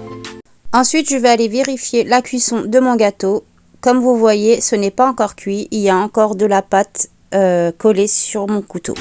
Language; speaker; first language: French; native; French